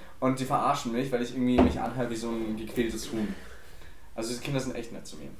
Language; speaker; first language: German; early bilingual, other home language; Polish